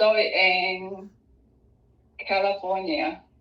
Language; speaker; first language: Spanish; non-native, learner; English